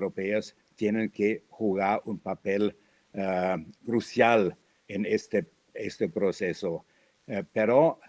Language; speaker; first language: Spanish; non-native, fluent; German